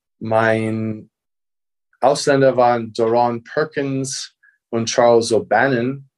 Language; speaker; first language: German; non-native, fluent; English